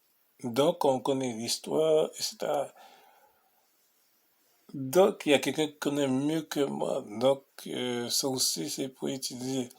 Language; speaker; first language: French; non-native, local second language; Haitian Creole